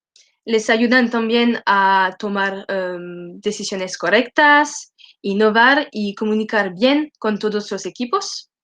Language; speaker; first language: Spanish; non-native, learner; French